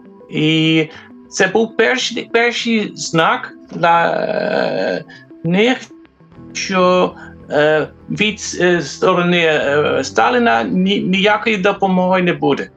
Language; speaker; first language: Ukrainian; non-native, fluent; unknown